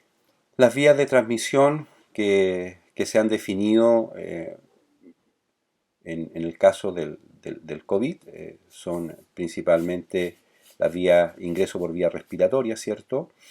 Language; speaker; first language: Spanish; native; Spanish